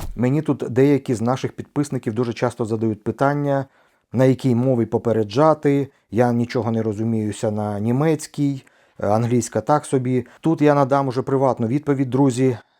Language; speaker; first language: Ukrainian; non-native, local second language; Russian